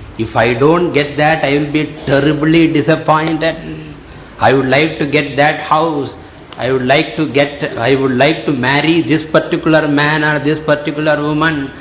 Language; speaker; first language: English; non-native, local second language; Tamil